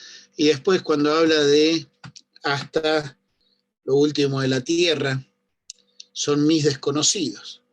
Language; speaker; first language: Spanish; native; Spanish